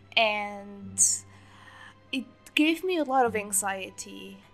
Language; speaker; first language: English; non-native, fluent; Portuguese